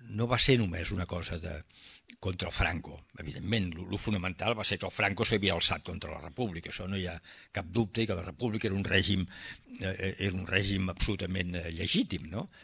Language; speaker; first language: Catalan; early bilingual, heritage; Catalan